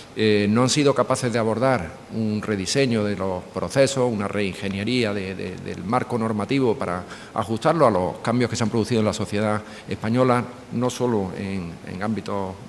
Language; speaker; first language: Spanish; native; Spanish